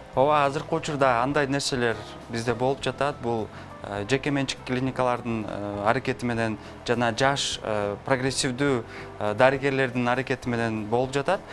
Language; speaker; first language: Kyrgyz; native; Kyrgyz